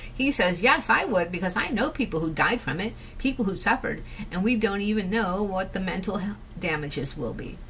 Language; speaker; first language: English; native; English